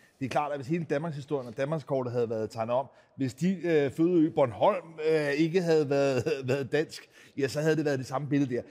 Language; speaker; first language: Danish; native; Danish